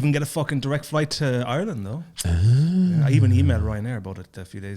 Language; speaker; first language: English; native; English